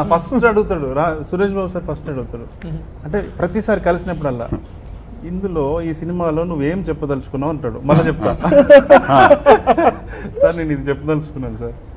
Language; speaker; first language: Telugu; native; Telugu